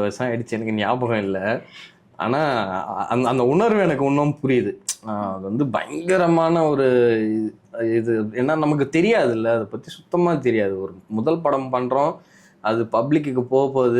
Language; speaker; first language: Tamil; native; Tamil